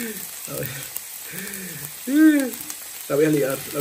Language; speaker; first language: Spanish; native; Spanish